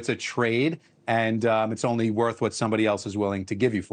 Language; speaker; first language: English; native; English